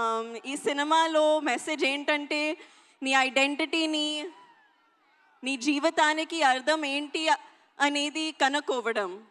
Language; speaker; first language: Telugu; non-native, learner; Hindi